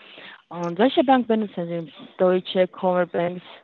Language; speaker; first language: German; non-native, learner; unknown